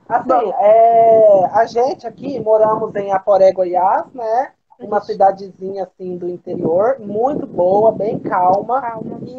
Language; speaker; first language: Portuguese; native; Portuguese